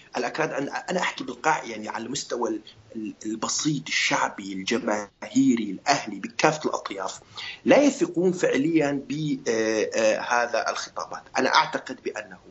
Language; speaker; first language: Arabic; non-native, local second language; Kurdish